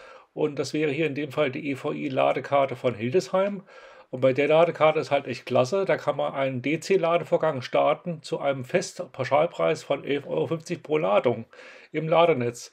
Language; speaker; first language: German; native; German